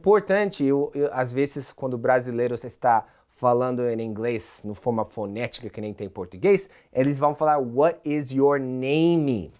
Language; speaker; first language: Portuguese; non-native, fluent; English